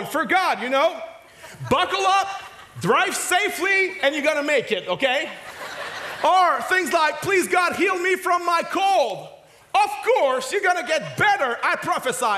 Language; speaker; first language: English; non-native, fluent; French